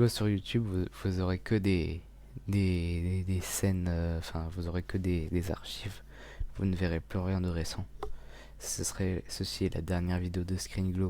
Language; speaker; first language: French; native; French